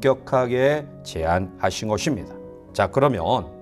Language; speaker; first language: Korean; native; Korean